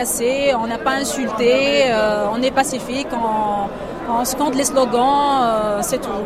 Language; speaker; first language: French; non-native, local second language; Kabyle